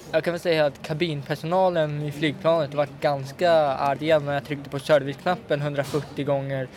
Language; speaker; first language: Swedish; early bilingual, other home language; Russian